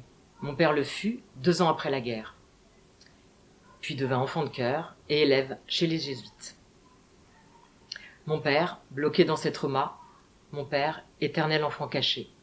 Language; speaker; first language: French; native; French